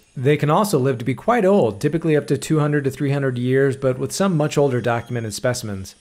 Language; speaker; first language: English; native; English